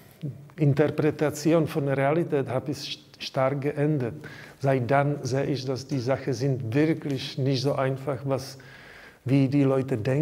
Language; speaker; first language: German; non-native, learner; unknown